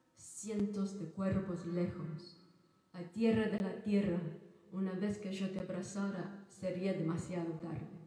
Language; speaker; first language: Spanish; non-native, fluent; English